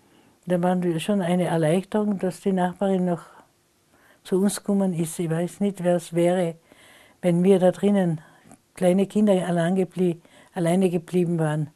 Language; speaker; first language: German; non-native, local second language; Slovenian